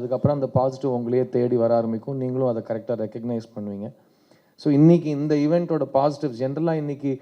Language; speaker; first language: Tamil; native; Tamil